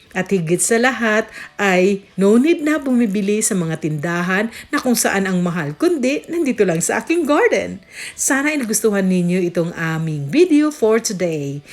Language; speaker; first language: Filipino; native; Filipino